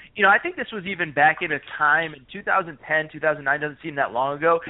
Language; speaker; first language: English; native; English